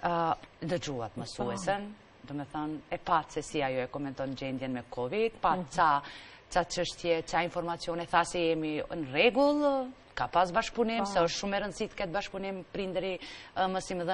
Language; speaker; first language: Albanian; native; Albanian